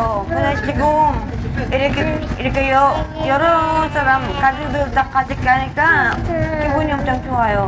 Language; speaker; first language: Korean; non-native, learner; Filipino